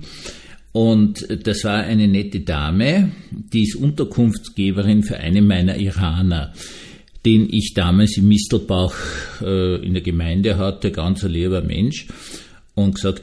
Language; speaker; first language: German; native; German